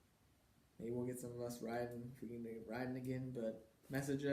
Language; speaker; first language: English; native; English